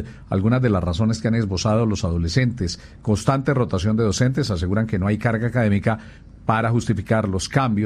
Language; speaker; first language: Spanish; native; Spanish